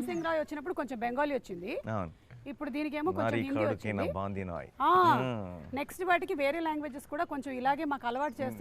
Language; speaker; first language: Telugu; native; Telugu